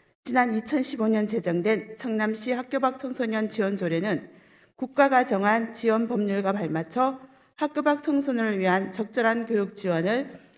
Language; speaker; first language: Korean; native; Korean